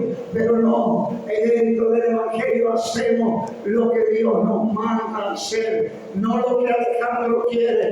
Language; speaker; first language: Spanish; native; Spanish